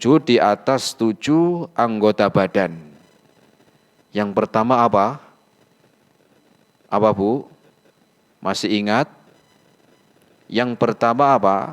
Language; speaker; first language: Indonesian; native; Indonesian